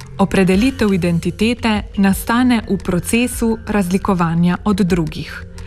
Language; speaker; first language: Slovenian; native; Slovenian